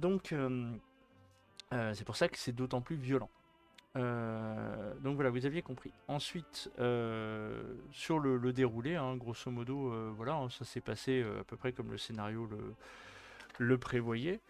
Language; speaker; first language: French; native; French